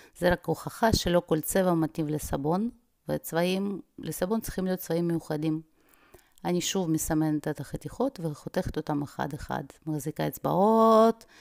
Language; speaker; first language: Hebrew; non-native, fluent; Russian